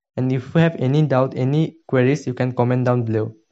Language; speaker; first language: English; non-native, local second language; Assamese